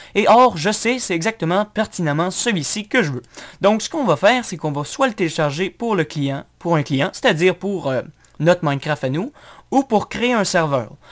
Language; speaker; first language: French; native; French